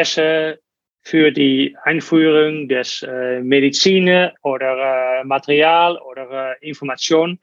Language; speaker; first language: German; non-native, learner; Dutch